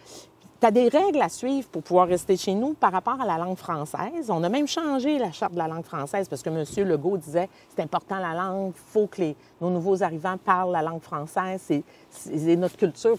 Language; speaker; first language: French; native; French